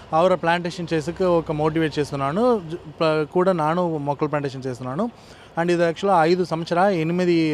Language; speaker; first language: Telugu; non-native, learner; Tamil